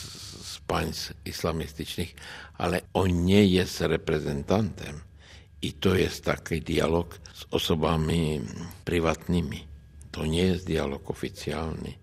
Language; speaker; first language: Polish; non-native, learner; Czech